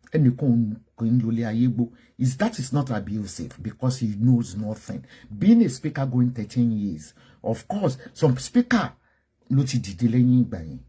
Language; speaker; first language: English; non-native, local second language; Yoruba